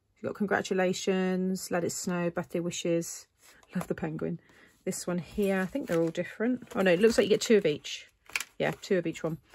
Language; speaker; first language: English; native; English